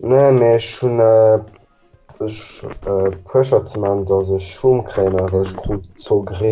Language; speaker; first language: German; non-native, local second language; Luxembourgish